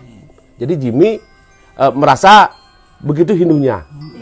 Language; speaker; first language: Indonesian; native; Indonesian